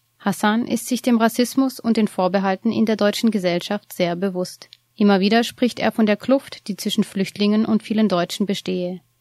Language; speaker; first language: German; native; German